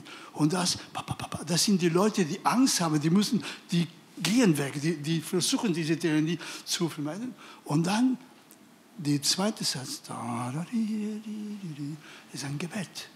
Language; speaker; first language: German; non-native, fluent; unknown